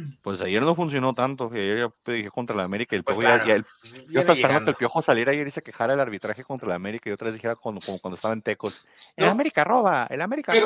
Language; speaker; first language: Spanish; native; Spanish